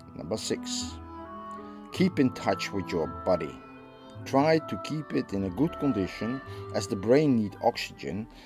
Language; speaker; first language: English; non-native, fluent; Dutch